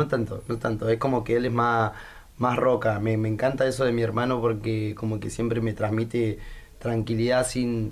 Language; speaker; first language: Spanish; native; Spanish